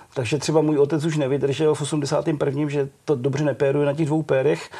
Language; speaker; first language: Czech; native; Czech